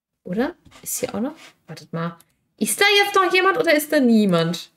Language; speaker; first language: German; native; German